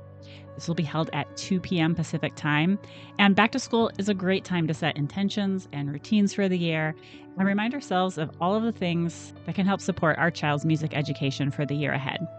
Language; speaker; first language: English; native; English